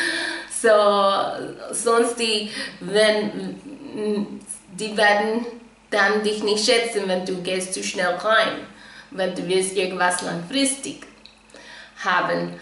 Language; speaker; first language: German; non-native, fluent; English